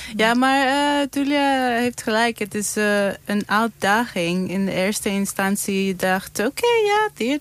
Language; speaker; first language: Dutch; non-native, learner; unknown